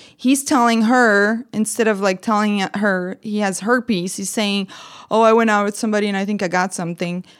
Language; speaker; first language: English; non-native, fluent; Portuguese